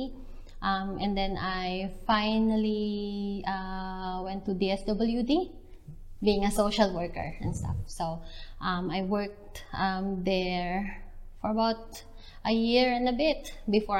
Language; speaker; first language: English; non-native, local second language; Filipino